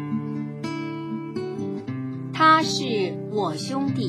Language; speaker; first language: Chinese; native; Chinese